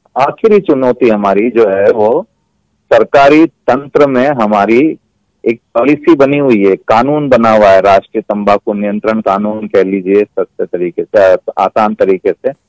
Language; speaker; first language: Hindi; native; Hindi